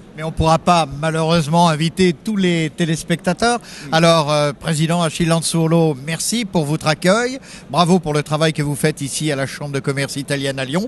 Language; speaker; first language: French; native; French